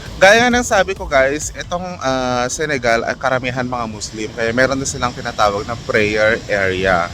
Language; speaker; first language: Filipino; native; Filipino